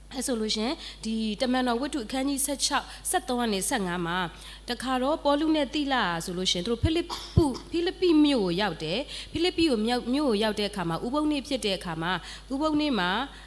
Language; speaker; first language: Burmese; non-native, local second language; S'gaw Karen